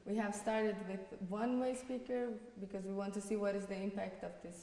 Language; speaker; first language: English; non-native, fluent; Portuguese